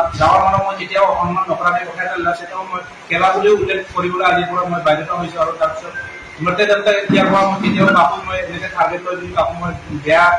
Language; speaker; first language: Assamese; non-native, local second language; Mising